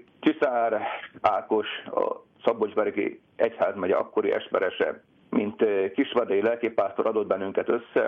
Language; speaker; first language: Hungarian; native; Hungarian